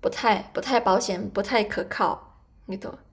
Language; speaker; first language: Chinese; non-native, fluent; Indonesian